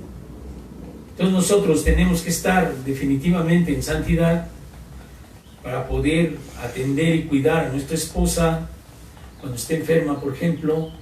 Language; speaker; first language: Spanish; native; Spanish